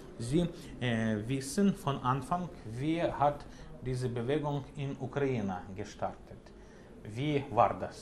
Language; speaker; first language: German; non-native, learner; Ukrainian